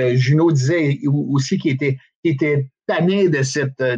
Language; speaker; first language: French; native; French